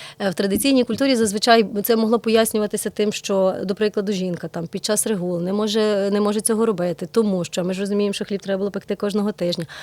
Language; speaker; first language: Ukrainian; native; Ukrainian